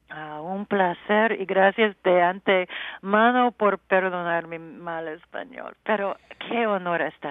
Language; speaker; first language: Spanish; non-native, learner; English